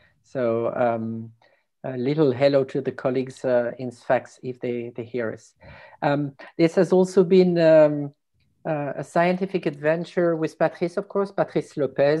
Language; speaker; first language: English; non-native, fluent; French